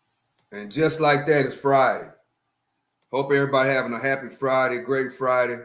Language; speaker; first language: English; native; English